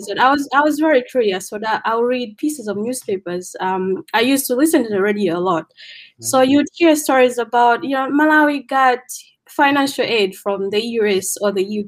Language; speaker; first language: English; non-native, local second language; Nyanja